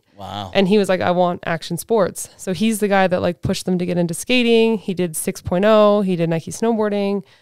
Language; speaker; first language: English; native; English